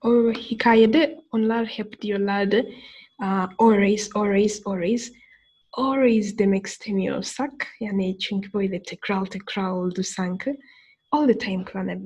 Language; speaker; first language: Turkish; non-native, fluent; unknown